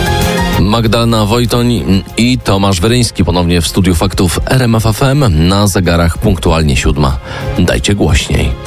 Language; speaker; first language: Polish; native; Polish